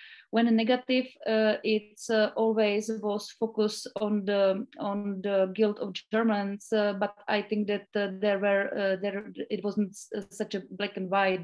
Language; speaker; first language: English; non-native, fluent; Czech